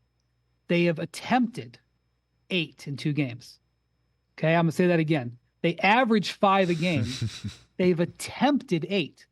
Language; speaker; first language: English; native; English